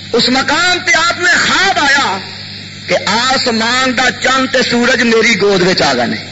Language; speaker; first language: Urdu; non-native, local second language; Punjabi